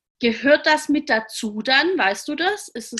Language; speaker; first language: German; native; German